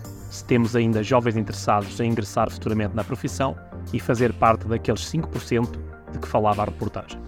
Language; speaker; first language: Portuguese; native; Portuguese